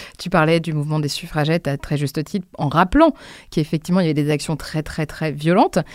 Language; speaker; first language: French; native; French